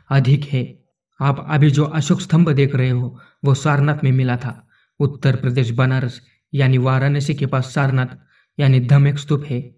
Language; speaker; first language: Hindi; non-native, local second language; Marathi